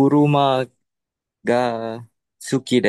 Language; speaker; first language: Japanese; non-native, learner; Malay